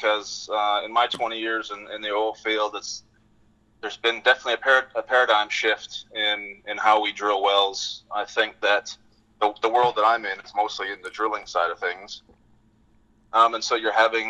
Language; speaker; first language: English; native; English